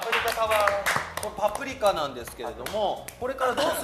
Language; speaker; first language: Japanese; native; Japanese